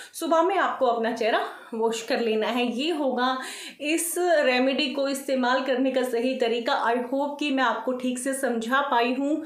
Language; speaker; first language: Hindi; native; Hindi